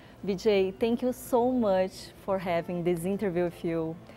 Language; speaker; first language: English; non-native, fluent; Portuguese